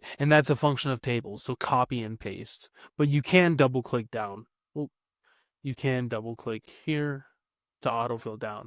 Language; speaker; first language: English; native; English